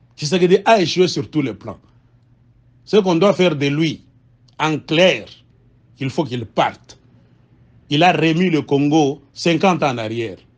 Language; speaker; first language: French; non-native, local second language; Swahili